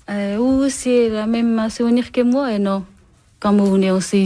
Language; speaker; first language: French; non-native, learner; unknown